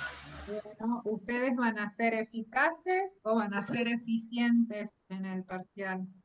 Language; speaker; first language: Spanish; native; Spanish